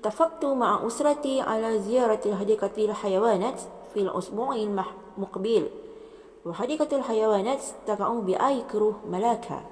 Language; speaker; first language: Arabic; non-native, fluent; Malay